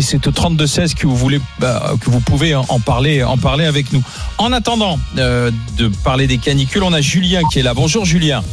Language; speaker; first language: French; native; French